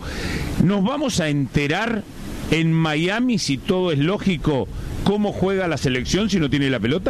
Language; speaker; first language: Spanish; native; Spanish